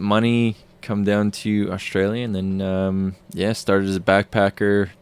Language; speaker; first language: English; native; English